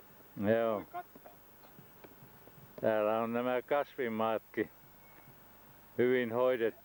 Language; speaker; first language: Finnish; native; Finnish